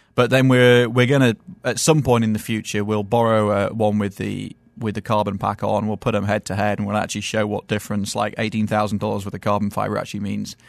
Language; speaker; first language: English; native; English